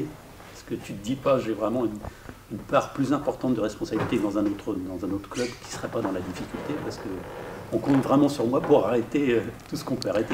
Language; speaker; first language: French; native; French